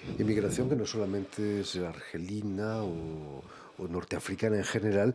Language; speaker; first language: Spanish; native; Spanish